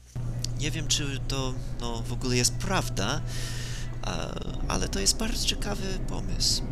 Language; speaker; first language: Polish; non-native, fluent; English